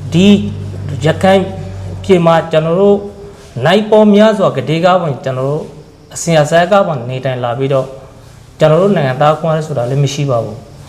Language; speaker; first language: Burmese; non-native, local second language; Rohingya